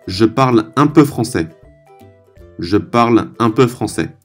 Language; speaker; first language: French; native; French